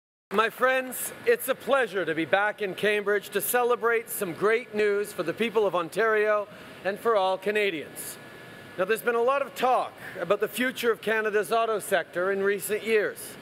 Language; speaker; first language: English; early bilingual, other home language; French